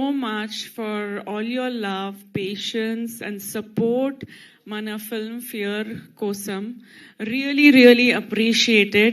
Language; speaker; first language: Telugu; non-native, local second language; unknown